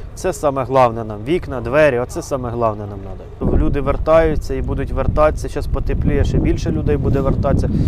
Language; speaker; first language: Ukrainian; native; Ukrainian